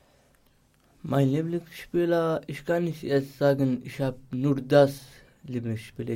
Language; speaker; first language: German; non-native, learner; Turkish